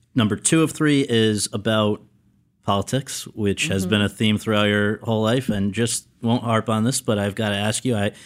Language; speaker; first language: English; native; English